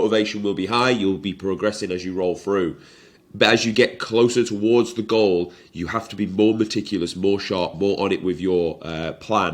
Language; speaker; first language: English; native; English